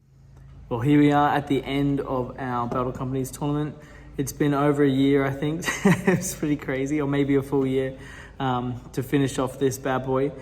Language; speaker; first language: English; native; English